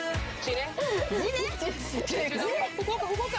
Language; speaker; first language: Korean; non-native, learner; English